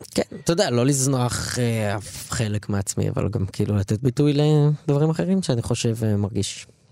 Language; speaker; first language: Hebrew; early bilingual, other home language; Arabic